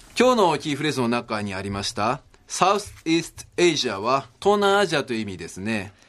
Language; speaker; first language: Japanese; native; Japanese